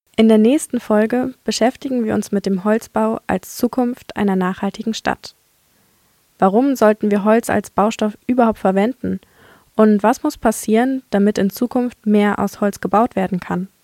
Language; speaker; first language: German; native; German